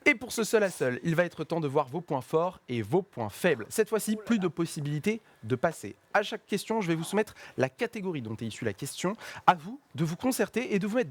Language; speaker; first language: French; native; French